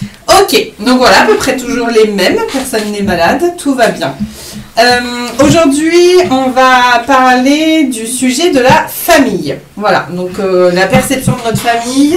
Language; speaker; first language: French; native; French